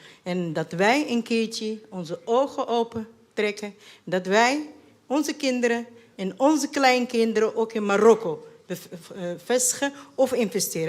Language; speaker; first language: Dutch; non-native, fluent; Arabic